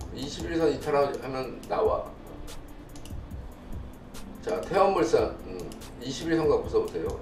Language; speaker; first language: Korean; native; Korean